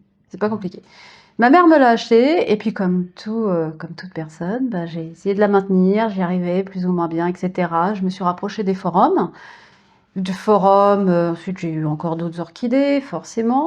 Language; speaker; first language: French; native; French